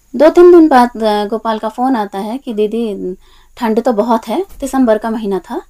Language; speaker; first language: Hindi; native; Hindi